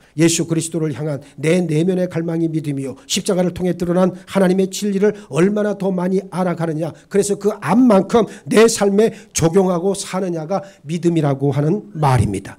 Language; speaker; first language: Korean; native; Korean